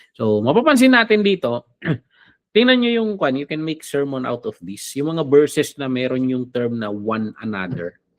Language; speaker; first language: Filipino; non-native, local second language; Iloko